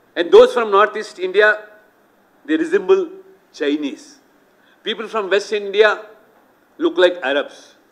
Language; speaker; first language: English; non-native, local second language; Telugu